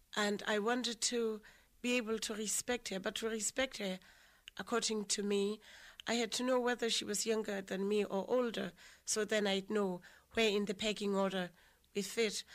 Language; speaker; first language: English; non-native, local second language; Southern Sotho